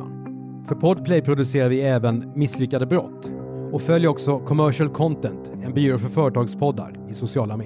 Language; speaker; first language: Swedish; native; Swedish